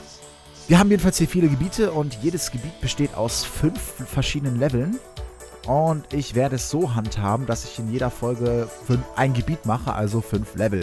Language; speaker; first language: German; native; German